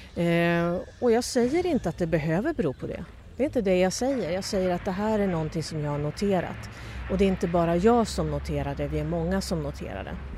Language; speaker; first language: Swedish; native; Swedish